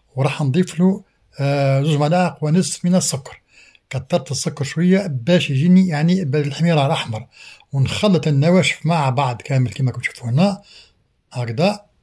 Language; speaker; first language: Arabic; native; Arabic